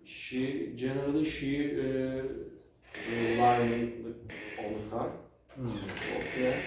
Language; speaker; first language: English; non-native, learner; Turkish